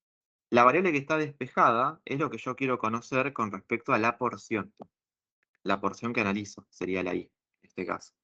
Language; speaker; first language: Spanish; native; Spanish